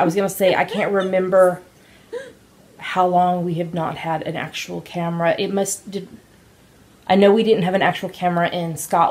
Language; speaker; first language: English; native; English